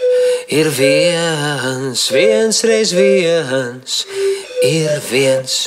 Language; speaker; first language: Latvian; native; Latvian